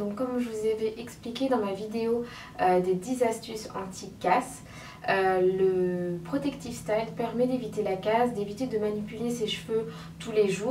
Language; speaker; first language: French; native; French